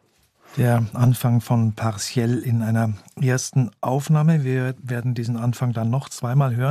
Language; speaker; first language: German; native; German